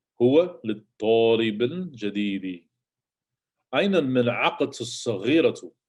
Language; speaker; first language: Arabic; non-native, fluent; English